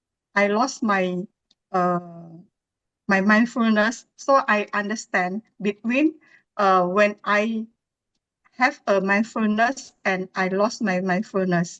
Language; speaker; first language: English; non-native, learner; Indonesian